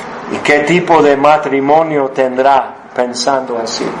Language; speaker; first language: Spanish; non-native, fluent; English